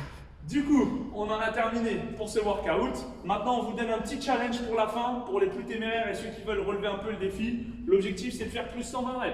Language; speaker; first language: French; native; French